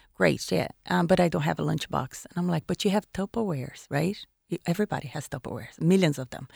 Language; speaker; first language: English; non-native, fluent; Portuguese